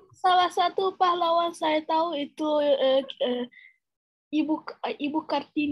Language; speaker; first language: Indonesian; early bilingual, heritage; Indonesian